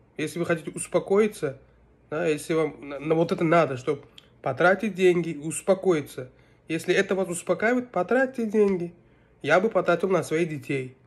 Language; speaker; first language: Russian; non-native, local second language; Uzbek